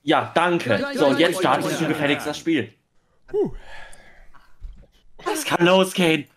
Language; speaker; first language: German; native; German